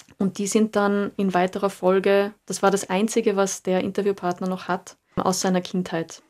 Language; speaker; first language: German; native; German